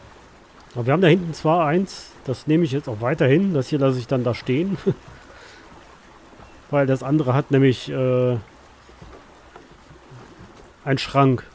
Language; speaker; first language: German; native; German